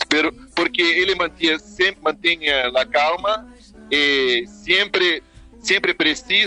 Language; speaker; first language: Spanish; non-native, learner; Portuguese